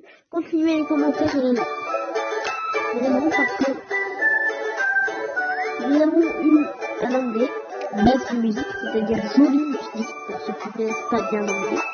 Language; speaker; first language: French; native; French